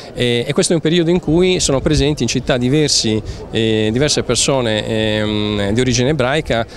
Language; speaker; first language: Italian; native; Italian